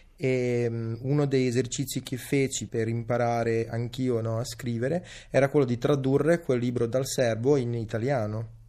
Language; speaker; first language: Italian; early bilingual, other home language; Serbian